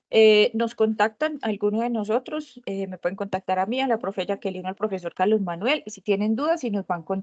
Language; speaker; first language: Spanish; native; Spanish